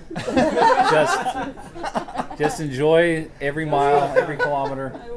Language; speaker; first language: English; non-native, fluent; Dutch